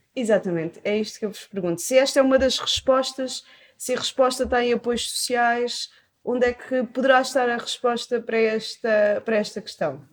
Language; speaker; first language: Portuguese; native; Portuguese